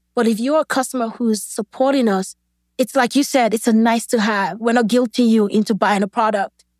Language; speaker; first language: English; non-native, local second language; Yoruba